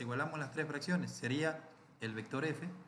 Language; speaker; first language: Spanish; native; Spanish